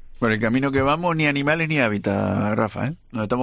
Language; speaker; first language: Spanish; native; Spanish